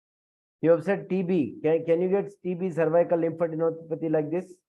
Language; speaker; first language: English; non-native, local second language; Kannada